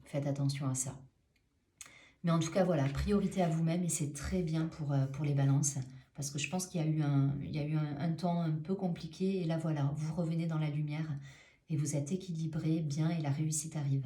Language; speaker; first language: French; native; French